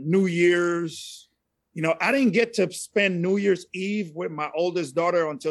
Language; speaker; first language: English; non-native, fluent; Spanish